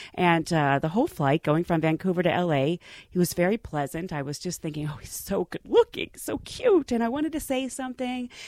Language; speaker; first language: English; native; English